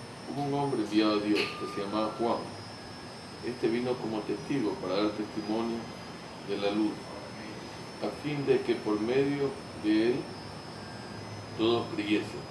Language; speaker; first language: Spanish; native; Spanish